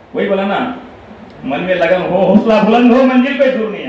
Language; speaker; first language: Hindi; non-native, local second language; Telugu